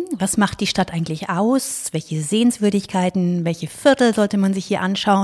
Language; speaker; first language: German; native; German